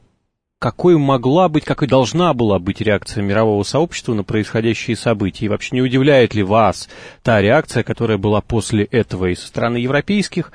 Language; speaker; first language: Russian; native; Russian